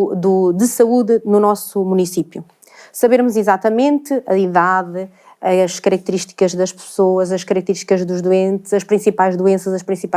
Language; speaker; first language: Portuguese; native; Portuguese